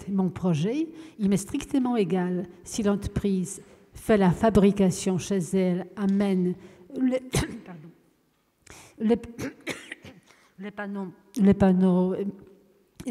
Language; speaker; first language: French; non-native, fluent; Polish